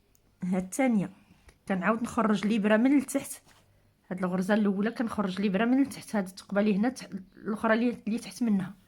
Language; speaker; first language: Arabic; native; Arabic